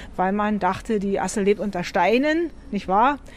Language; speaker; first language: German; native; German